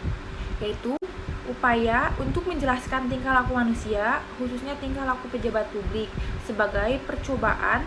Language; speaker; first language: Indonesian; native; Indonesian